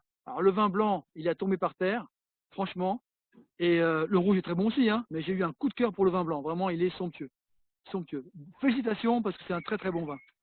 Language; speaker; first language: French; native; French